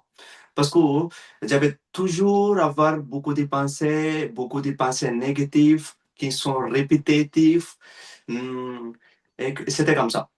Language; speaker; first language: French; non-native, learner; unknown